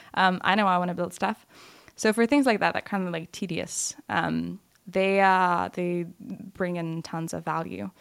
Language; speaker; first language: English; non-native, fluent; Lithuanian